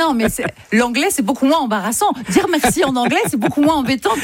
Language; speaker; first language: French; native; French